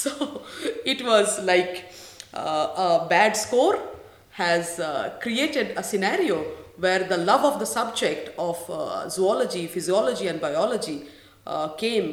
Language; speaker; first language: English; non-native, local second language; Bangla